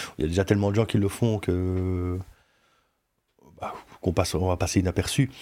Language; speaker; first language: French; native; French